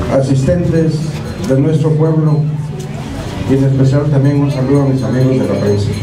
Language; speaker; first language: Spanish; native; Spanish